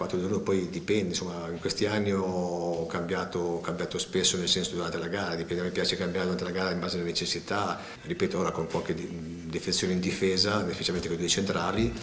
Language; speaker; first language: Italian; native; Italian